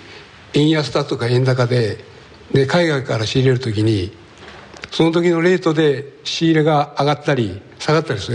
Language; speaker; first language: Japanese; native; Japanese